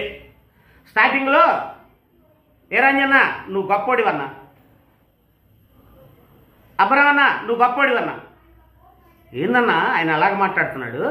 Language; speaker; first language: Telugu; native; Telugu